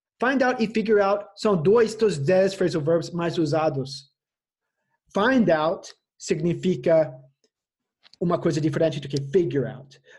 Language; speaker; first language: Portuguese; non-native, fluent; English